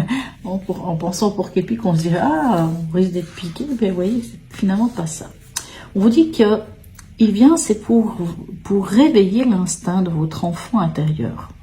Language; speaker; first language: French; native; French